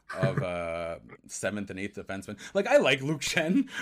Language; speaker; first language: English; native; English